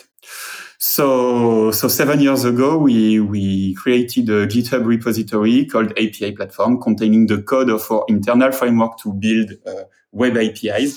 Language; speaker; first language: English; non-native, fluent; French